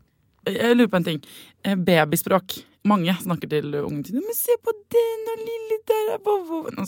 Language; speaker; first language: Norwegian; native; Norwegian